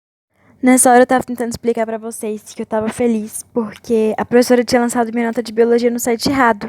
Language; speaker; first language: Portuguese; native; Portuguese